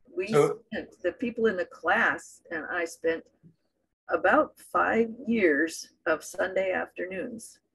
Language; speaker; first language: English; native; English